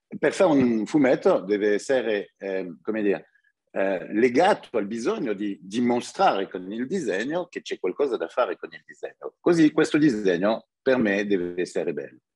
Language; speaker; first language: Italian; early bilingual, heritage; French